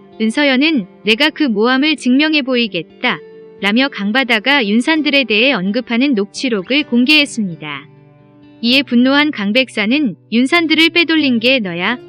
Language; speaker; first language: Korean; native; Korean